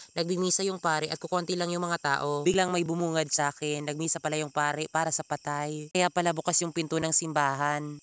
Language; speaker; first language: Filipino; non-native, local second language; Bikol